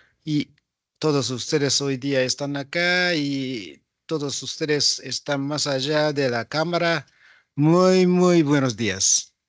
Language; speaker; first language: Spanish; non-native, fluent; Japanese